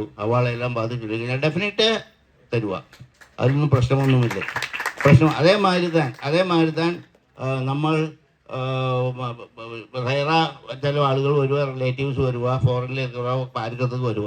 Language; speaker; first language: Malayalam; non-native, local second language; Tamil